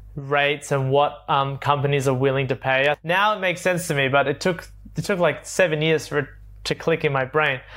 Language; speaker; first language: English; native; English